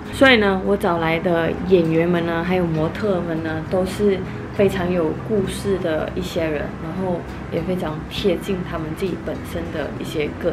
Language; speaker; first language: Chinese; native; Chinese